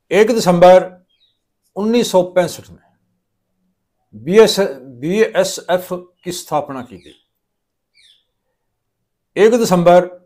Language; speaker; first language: Hindi; non-native, local second language; Punjabi